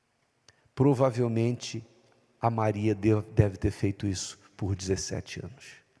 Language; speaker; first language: Portuguese; native; Portuguese